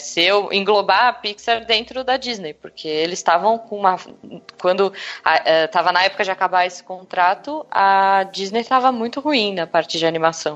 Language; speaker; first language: Portuguese; native; Portuguese